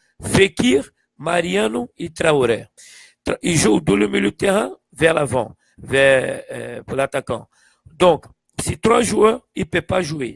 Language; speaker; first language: French; non-native, fluent; Portuguese